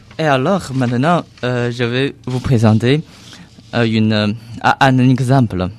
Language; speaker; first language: French; non-native, learner; Chinese